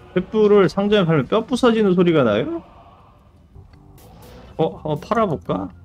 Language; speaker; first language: Korean; native; Korean